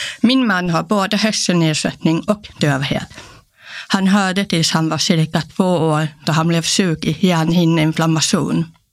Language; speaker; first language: Swedish; native; Swedish